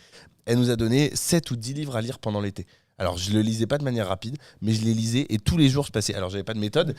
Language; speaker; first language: French; native; French